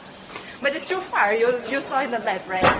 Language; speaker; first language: English; non-native, fluent; Portuguese